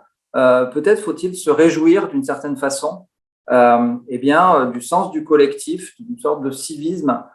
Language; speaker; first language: French; native; French